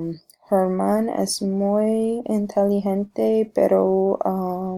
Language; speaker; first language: Spanish; non-native, learner; English